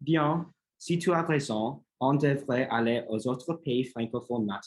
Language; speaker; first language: French; non-native, learner; English